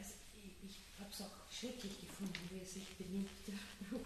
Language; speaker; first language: German; native; German